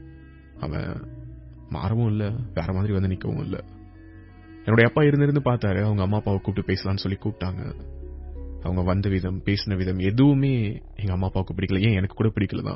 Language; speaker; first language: Tamil; native; Tamil